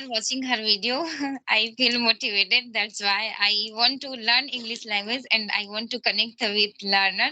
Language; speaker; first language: English; non-native, learner; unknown